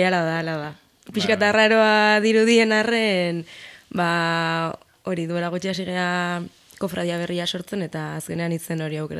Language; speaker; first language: Basque; native; Basque